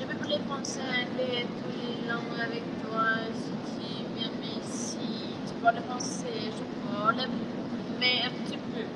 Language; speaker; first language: French; non-native, learner; Russian